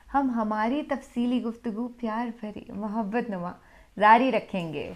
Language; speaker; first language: Hindi; native; Hindi